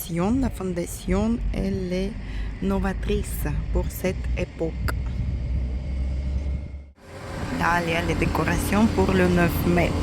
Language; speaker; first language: French; non-native, fluent; Russian